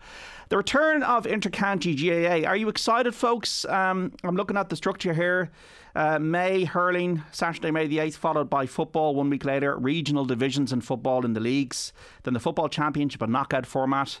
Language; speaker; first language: English; native; English